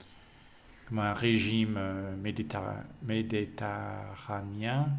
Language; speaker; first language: French; non-native, learner; English